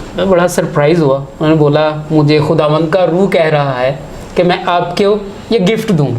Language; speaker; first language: Urdu; non-native, local second language; Punjabi